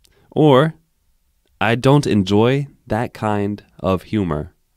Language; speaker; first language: English; native; English